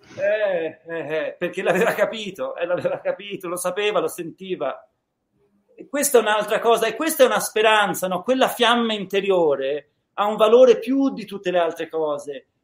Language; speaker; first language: Italian; early bilingual, heritage; Italian